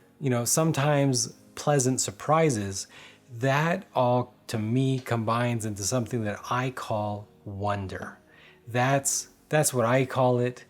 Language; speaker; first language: English; native; English